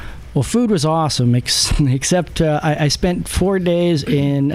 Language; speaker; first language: English; native; English